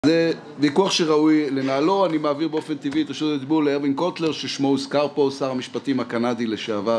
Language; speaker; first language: Hebrew; native; Hebrew